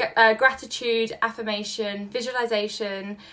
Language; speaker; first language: English; native; English